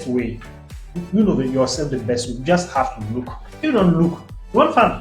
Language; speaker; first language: English; non-native, fluent; French